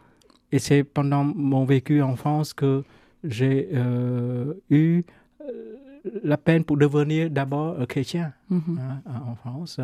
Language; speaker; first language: French; non-native, fluent; Vietnamese